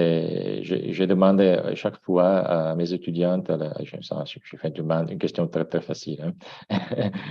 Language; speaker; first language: French; non-native, fluent; Italian